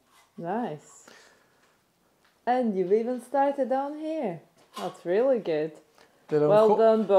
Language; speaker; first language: English; native; English